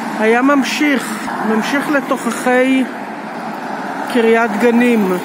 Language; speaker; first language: Hebrew; native; Hebrew